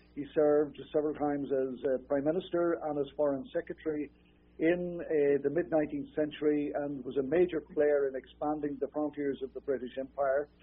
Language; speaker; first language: English; native; English